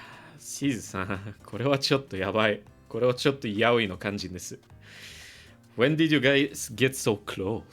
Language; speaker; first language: Japanese; non-native, learner; English